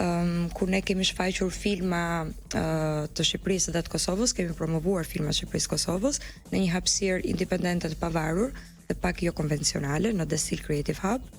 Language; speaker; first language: Albanian; native; Albanian